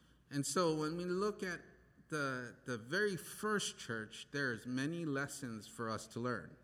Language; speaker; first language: English; native; English